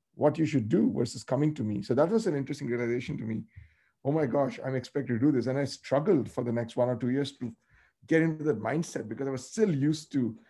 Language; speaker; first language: English; non-native, local second language; Tamil